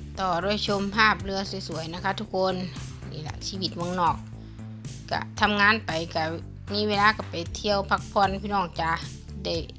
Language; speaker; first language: Thai; non-native, local second language; Lao